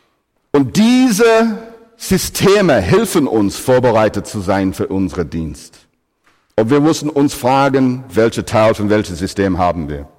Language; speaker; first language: German; non-native, fluent; English